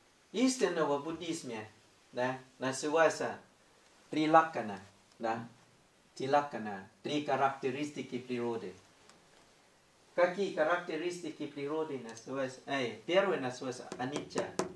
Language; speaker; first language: Russian; non-native, fluent; Thai